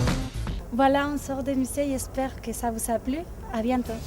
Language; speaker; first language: French; non-native, learner; Spanish